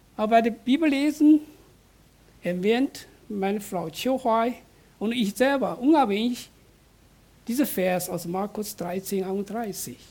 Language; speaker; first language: German; non-native, fluent; Chinese